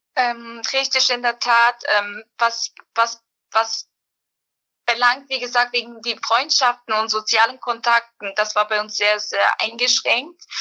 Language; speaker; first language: German; early bilingual, other home language; Bosnian